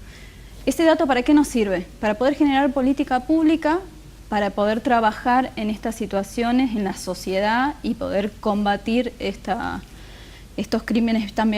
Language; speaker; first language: Spanish; native; Spanish